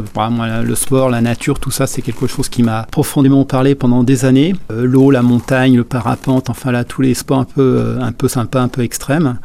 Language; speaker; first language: French; native; French